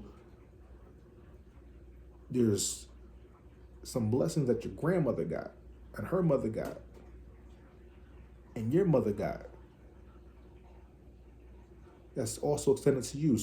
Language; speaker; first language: English; native; English